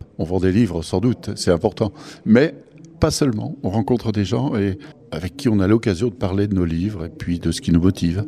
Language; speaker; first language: French; native; French